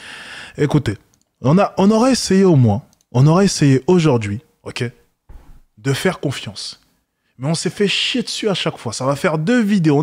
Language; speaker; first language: French; native; French